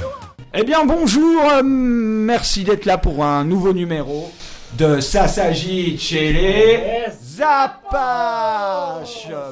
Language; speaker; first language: French; native; French